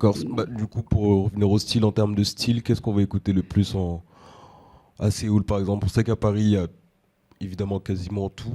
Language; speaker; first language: French; native; French